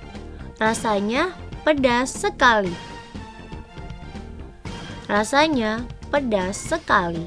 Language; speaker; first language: Indonesian; non-native, fluent; Dutch